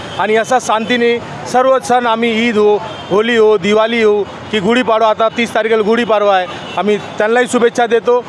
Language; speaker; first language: Marathi; non-native, local second language; Urdu